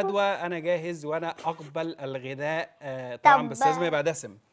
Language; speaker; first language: Arabic; native; Arabic